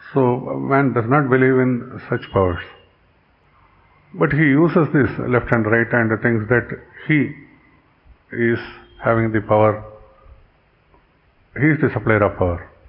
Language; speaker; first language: English; non-native, local second language; Kannada